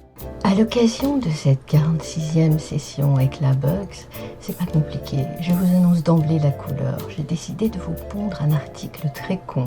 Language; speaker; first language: French; native; French